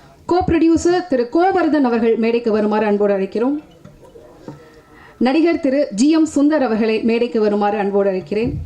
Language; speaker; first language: Tamil; native; Tamil